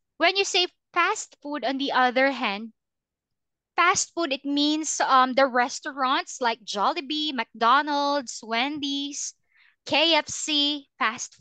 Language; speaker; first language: English; non-native, fluent; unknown